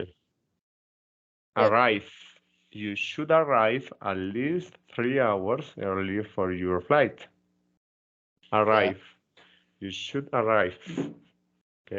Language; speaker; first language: English; non-native, fluent; Spanish